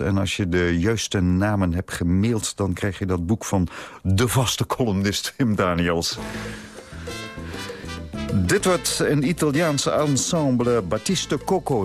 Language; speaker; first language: Dutch; native; Dutch